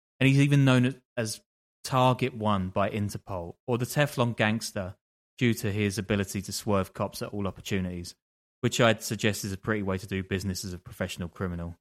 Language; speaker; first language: English; native; English